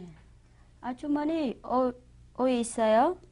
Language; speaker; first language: Korean; non-native, learner; Vietnamese